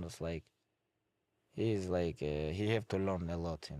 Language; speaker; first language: English; non-native, fluent; Avaric